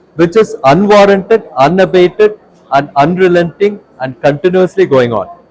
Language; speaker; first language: English; non-native, local second language; Tamil